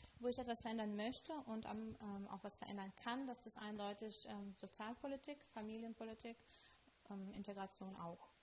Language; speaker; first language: German; non-native, fluent; Lithuanian